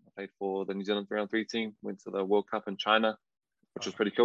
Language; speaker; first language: English; native; English